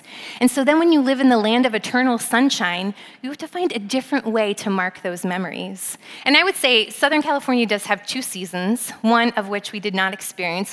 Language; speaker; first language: English; native; English